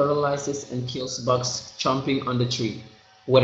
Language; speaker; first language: English; non-native, learner; Indonesian